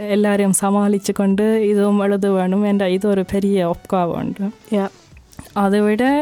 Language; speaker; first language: Tamil; early bilingual, heritage; Norwegian